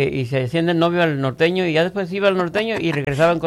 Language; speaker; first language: Spanish; native; Spanish